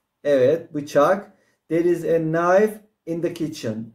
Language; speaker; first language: English; non-native, fluent; Turkish